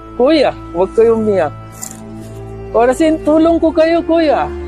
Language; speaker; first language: Filipino; non-native, learner; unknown